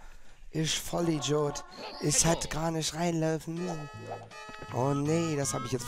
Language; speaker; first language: German; native; German